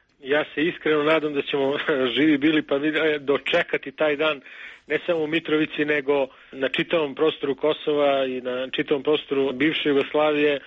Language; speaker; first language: Serbian; native; Serbian